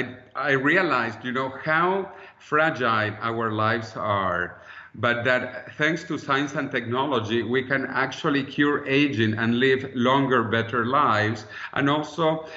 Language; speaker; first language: English; non-native, fluent; Spanish